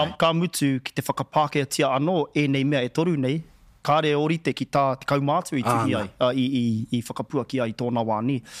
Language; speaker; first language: Māori; non-native, local second language; English